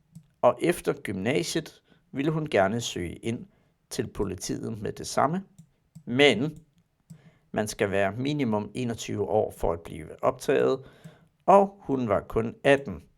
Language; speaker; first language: Danish; non-native, learner; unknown